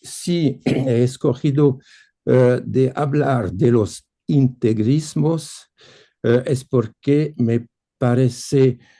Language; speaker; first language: Spanish; non-native, fluent; French